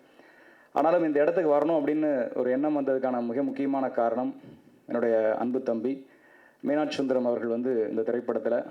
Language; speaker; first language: Tamil; native; Tamil